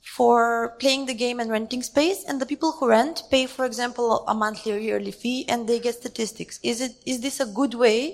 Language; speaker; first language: English; non-native, fluent; Macedonian